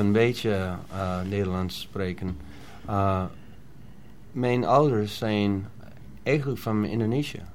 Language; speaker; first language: Dutch; early bilingual, heritage; Dutch